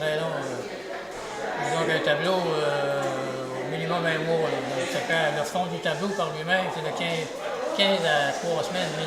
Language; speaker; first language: French; native; French